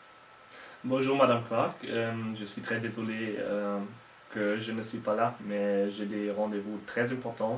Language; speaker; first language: French; non-native, learner; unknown